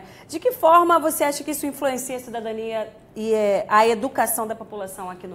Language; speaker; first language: Portuguese; native; Portuguese